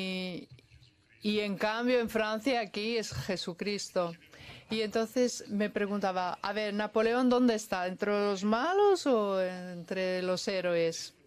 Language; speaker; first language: Spanish; non-native, fluent; Italian